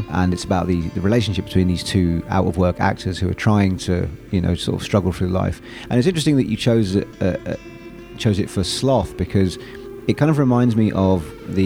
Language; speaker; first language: English; native; English